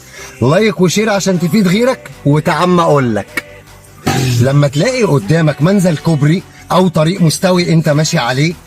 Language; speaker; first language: Arabic; native; Arabic